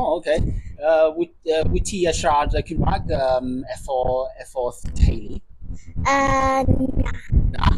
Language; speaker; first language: Welsh; non-native, learner; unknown